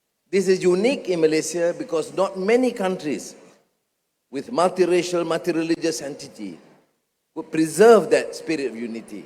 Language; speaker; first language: English; non-native, local second language; Malay